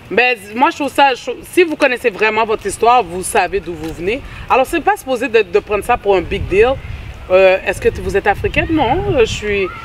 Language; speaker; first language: French; early bilingual, other home language; Haitian Creole